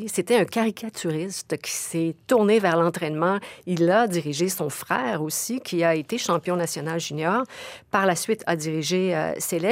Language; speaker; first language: French; native; French